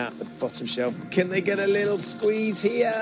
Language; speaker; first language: English; native; English